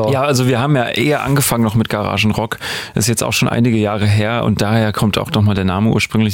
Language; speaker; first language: German; native; German